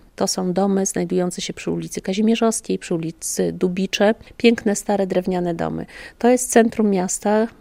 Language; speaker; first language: Polish; native; Polish